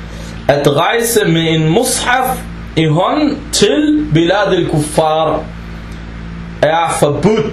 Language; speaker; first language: Danish; non-native, fluent; Arabic